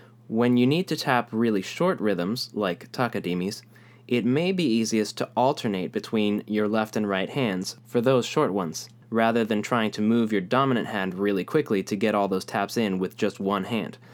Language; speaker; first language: English; native; English